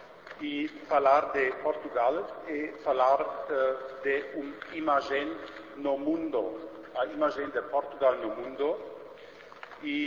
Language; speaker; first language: Portuguese; non-native, learner; German